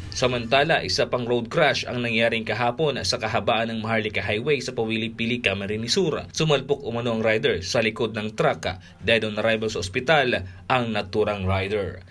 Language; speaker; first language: Filipino; non-native, local second language; Bikol